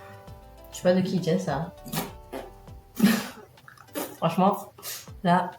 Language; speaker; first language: French; native; French